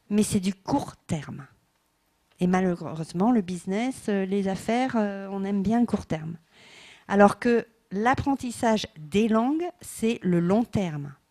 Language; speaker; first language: French; non-native, fluent; English